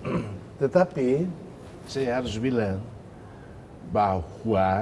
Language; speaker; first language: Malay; non-native, fluent; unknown